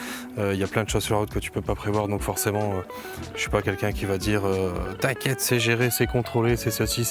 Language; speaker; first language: French; native; French